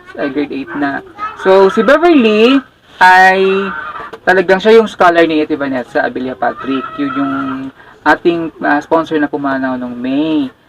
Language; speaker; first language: Filipino; non-native, local second language; Cebuano